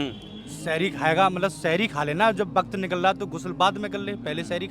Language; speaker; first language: Urdu; native; Urdu